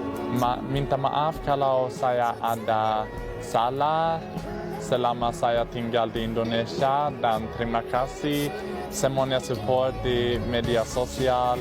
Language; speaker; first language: Indonesian; non-native, learner; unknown